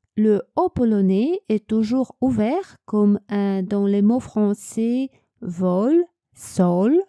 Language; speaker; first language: French; non-native, fluent; Polish